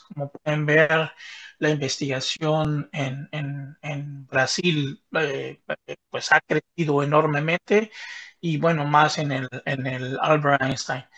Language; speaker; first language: Spanish; native; Spanish